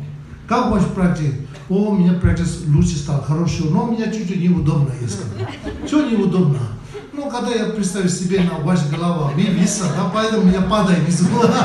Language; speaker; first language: Russian; non-native, learner; Tibetan